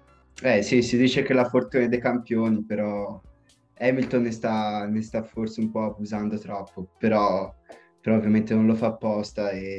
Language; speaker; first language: Italian; native; Italian